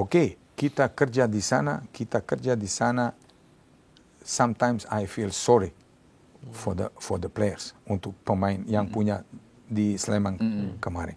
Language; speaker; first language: Indonesian; non-native, fluent; Serbian